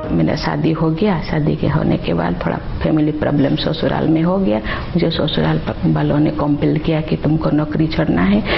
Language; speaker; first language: Hindi; non-native, local second language; Santali